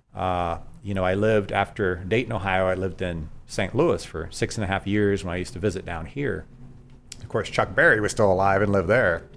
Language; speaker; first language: English; native; English